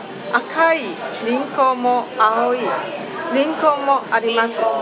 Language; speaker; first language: Japanese; non-native, learner; Chinese